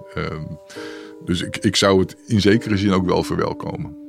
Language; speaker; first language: Dutch; native; Dutch